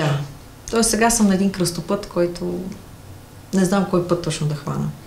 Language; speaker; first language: Bulgarian; early bilingual, other home language; Russian